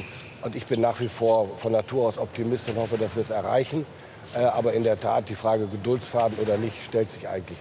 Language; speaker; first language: German; native; German